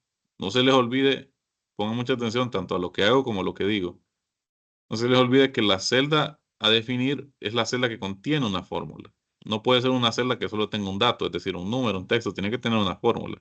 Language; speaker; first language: Spanish; native; Spanish